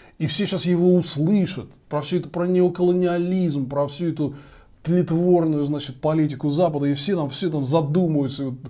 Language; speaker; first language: Russian; native; Russian